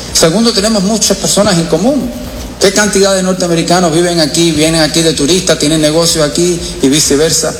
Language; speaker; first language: Spanish; early bilingual, heritage; Spanish